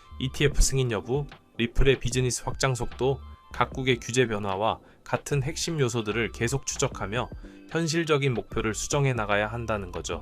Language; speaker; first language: Korean; native; Korean